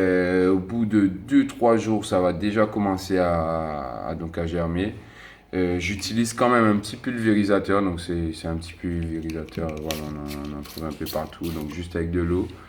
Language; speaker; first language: French; native; French